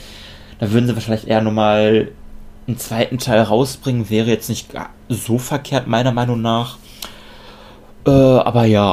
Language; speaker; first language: German; native; German